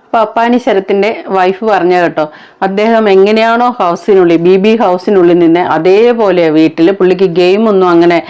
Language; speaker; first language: Malayalam; native; Malayalam